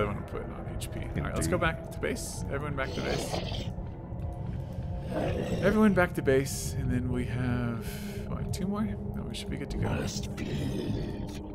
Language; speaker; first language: English; native; English